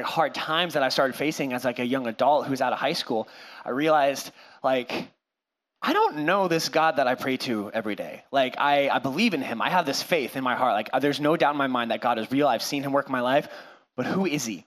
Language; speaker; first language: English; native; English